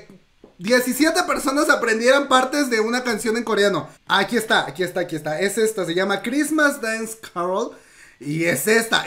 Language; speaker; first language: Spanish; native; Spanish